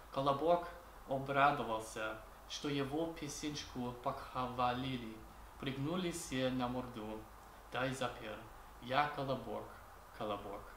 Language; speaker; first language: Russian; non-native, learner; English